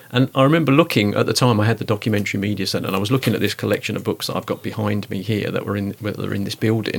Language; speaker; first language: English; native; English